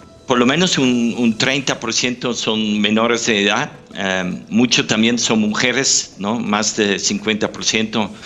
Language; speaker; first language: Spanish; non-native, fluent; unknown